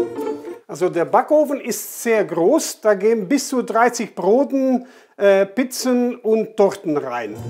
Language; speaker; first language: German; non-native, fluent; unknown